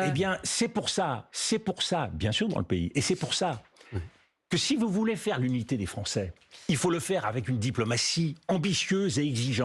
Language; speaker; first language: French; native; French